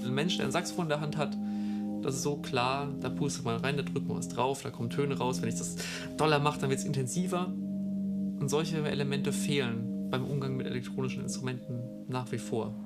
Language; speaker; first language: German; native; German